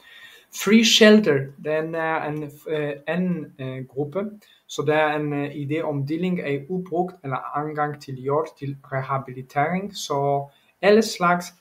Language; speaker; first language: Danish; non-native, learner; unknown